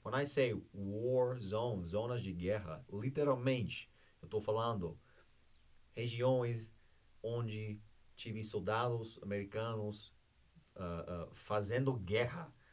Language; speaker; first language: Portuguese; non-native, fluent; English